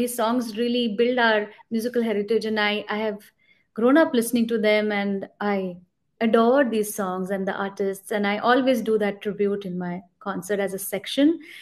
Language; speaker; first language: English; non-native, local second language; Bangla